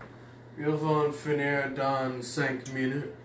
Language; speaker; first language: French; non-native, learner; English